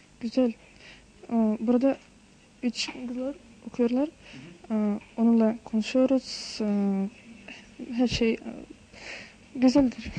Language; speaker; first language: Turkish; non-native, learner; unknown